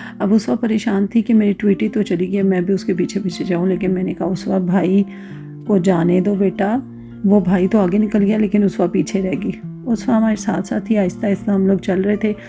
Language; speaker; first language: Urdu; native; Urdu